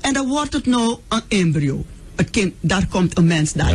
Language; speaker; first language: Dutch; non-native, local second language; Sranan Tongo